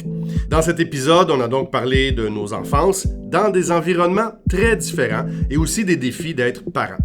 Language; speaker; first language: French; native; French